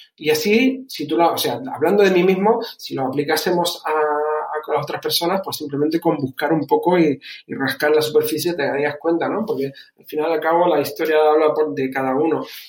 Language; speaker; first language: Spanish; early bilingual, other home language; German